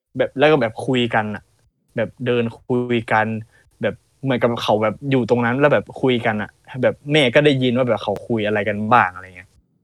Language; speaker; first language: Thai; native; Thai